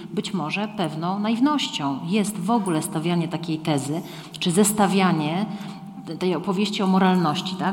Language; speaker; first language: Polish; native; Polish